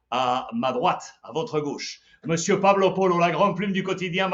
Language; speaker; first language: French; native; French